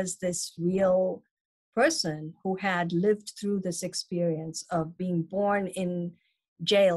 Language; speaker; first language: English; non-native, local second language; Tamil